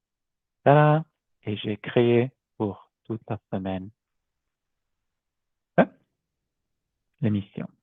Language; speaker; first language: French; non-native, learner; German